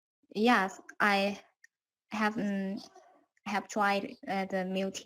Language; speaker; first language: English; non-native, learner; Vietnamese